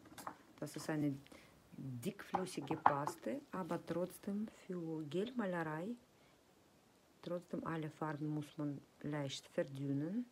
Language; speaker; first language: German; non-native, fluent; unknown